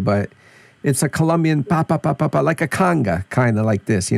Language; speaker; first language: English; native; English